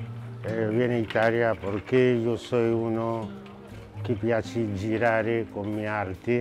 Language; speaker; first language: Italian; non-native, learner; Haitian Creole